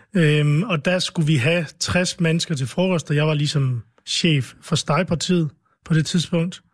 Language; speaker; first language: Danish; early bilingual, other home language; Arabic